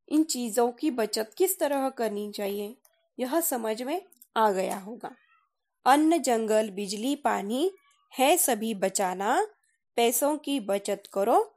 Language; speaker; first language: Hindi; non-native, local second language; Marathi